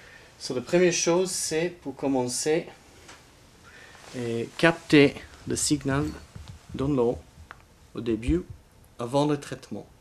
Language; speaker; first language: French; non-native, learner; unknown